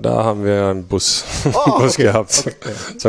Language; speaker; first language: German; non-native, fluent; Swedish